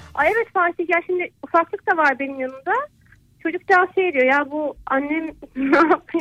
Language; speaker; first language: Turkish; native; Turkish